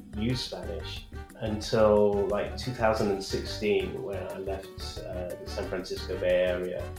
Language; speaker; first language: English; native; English